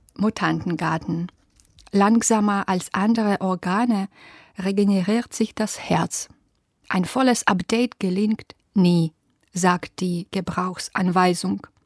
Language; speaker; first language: German; non-native, fluent; Belarusian